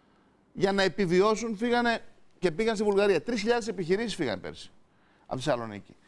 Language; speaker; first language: Greek; native; Greek